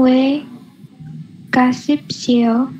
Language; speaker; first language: Korean; non-native, learner; Indonesian